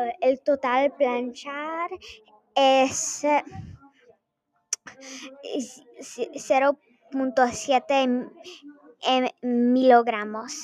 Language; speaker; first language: Spanish; non-native, learner; English